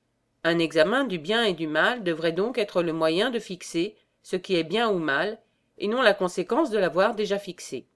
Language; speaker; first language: French; native; French